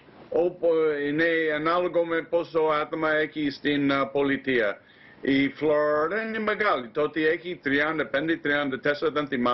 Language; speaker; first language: Greek; non-native, fluent; English